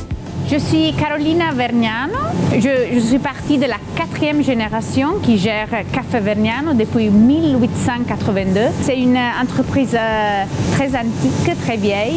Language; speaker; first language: French; non-native, fluent; Italian